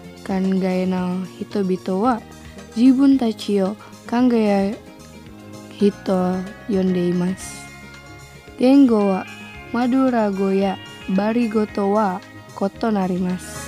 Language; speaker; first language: Japanese; non-native, fluent; Indonesian